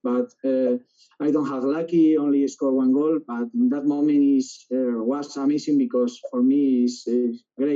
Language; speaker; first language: English; non-native, learner; Spanish